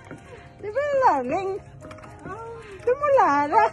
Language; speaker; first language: Norwegian; non-native, learner; Filipino